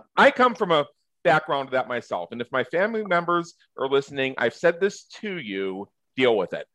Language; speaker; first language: English; native; English